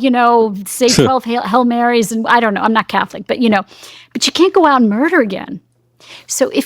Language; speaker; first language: English; native; English